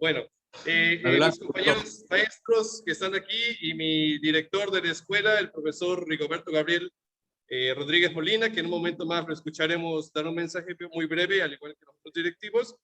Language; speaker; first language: Spanish; native; Spanish